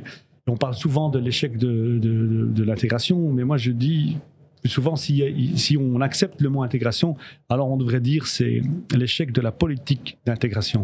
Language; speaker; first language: French; early bilingual, other home language; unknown